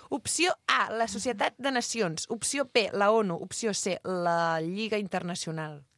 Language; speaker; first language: Catalan; native; Catalan